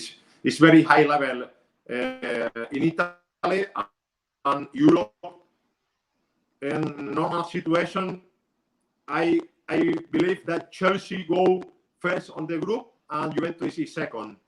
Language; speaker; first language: English; non-native, learner; Spanish